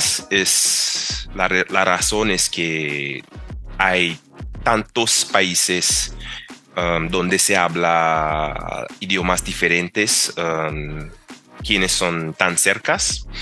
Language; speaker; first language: Spanish; non-native, fluent; English